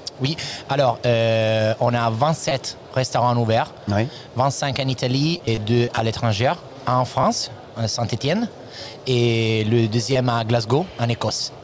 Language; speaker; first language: French; non-native, learner; Italian